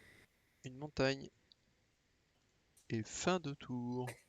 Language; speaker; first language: French; native; French